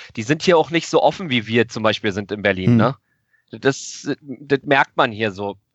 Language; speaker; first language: German; native; German